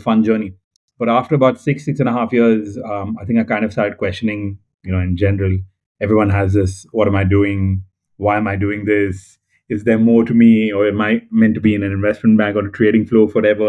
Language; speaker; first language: English; non-native, local second language; Telugu